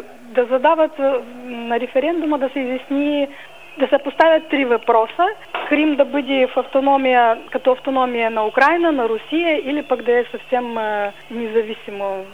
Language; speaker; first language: Bulgarian; early bilingual, heritage; Bulgarian